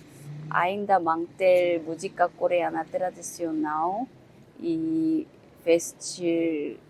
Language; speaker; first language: Portuguese; non-native, learner; Korean